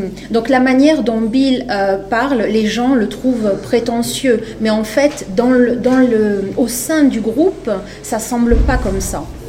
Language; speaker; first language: French; native; French